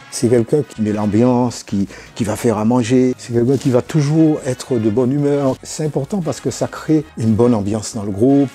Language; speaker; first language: French; native; French